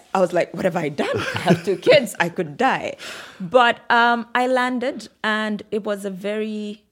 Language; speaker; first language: English; non-native, local second language; Bemba